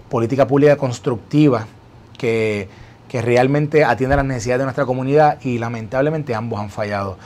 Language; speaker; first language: Spanish; native; Spanish